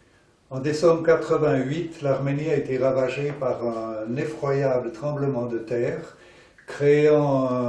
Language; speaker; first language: French; native; French